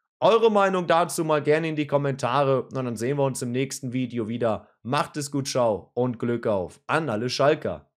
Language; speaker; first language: German; native; German